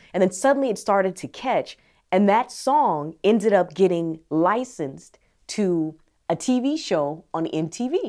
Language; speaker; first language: English; native; English